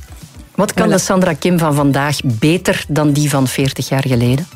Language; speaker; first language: Dutch; native; Dutch